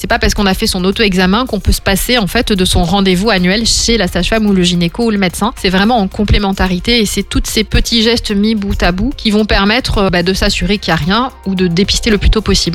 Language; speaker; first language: French; native; French